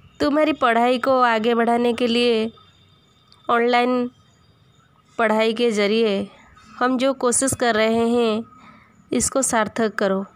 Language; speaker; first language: Hindi; non-native, local second language; Odia